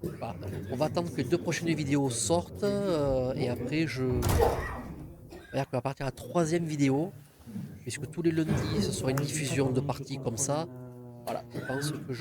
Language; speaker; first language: French; native; French